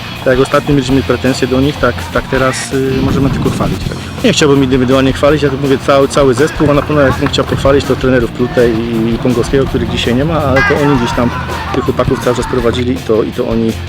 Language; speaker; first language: Polish; native; Polish